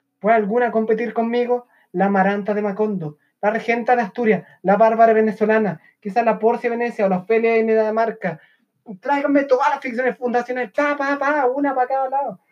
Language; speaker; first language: Spanish; native; Spanish